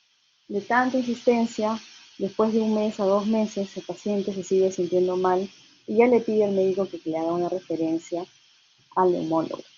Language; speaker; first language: Spanish; native; Spanish